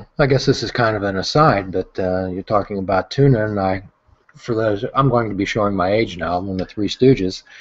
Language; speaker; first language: English; native; English